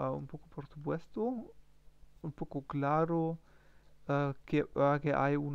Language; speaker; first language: Spanish; non-native, learner; German